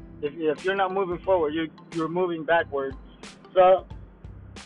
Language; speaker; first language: English; non-native, fluent; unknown